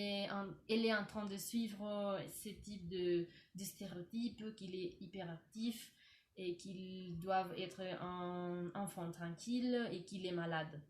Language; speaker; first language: French; non-native, learner; Spanish